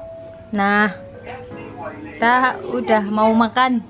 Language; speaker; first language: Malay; non-native, local second language; Javanese